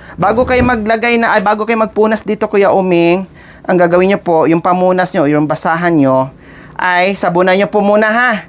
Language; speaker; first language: Filipino; non-native, local second language; Cebuano